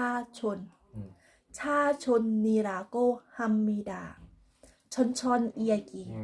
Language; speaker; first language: Korean; non-native, learner; Thai